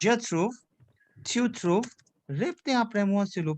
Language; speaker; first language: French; non-native, fluent; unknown